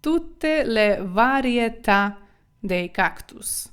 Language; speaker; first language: Italian; non-native, fluent; Ukrainian